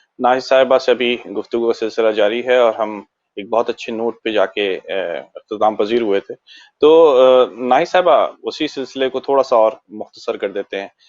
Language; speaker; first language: Urdu; native; Urdu